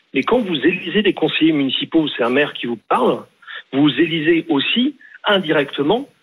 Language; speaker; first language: French; native; French